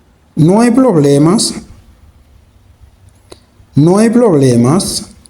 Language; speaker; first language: Spanish; non-native, fluent; Haitian Creole